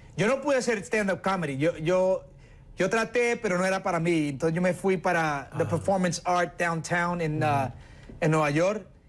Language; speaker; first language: Spanish; early bilingual, heritage; Spanish